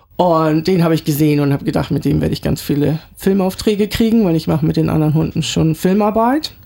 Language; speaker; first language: German; native; German